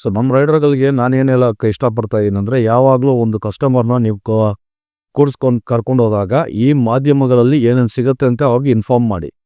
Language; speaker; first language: Kannada; non-native, local second language; Tamil